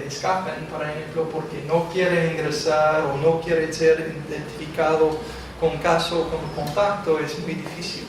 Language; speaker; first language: Spanish; non-native, fluent; English